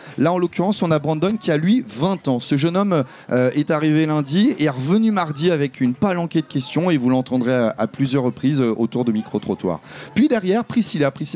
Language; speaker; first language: French; native; French